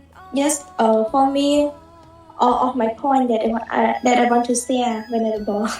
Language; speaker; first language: English; non-native, learner; Khmer